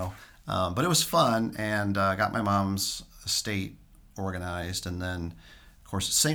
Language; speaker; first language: English; native; English